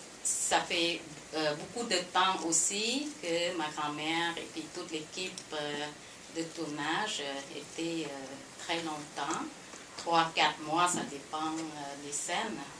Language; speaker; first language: French; non-native, fluent; Khmer